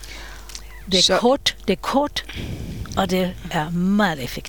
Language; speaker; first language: Danish; non-native, fluent; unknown